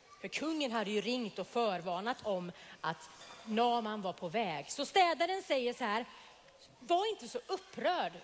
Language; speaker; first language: Swedish; native; Swedish